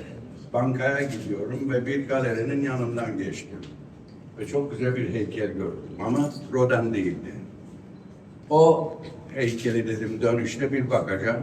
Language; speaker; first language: Turkish; early bilingual, heritage; Turkish